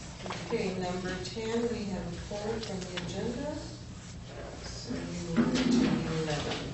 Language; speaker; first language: English; native; English